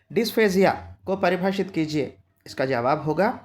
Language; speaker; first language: Hindi; non-native, local second language; Telugu